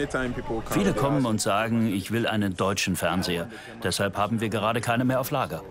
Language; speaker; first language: German; native; German